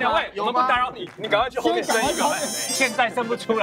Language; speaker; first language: Chinese; native; Chinese